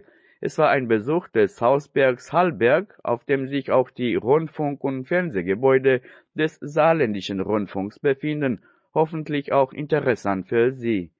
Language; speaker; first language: German; non-native, fluent; Romanian